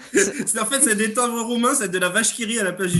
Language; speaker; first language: French; native; French